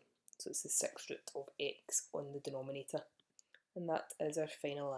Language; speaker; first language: English; native; English